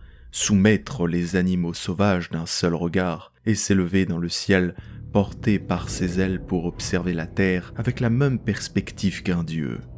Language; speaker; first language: French; native; French